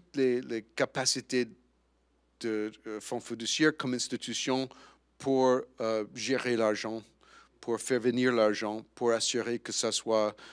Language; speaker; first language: French; non-native, fluent; English